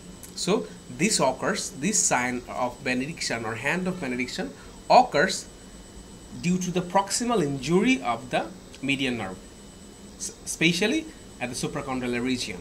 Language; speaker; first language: English; non-native, local second language; Bangla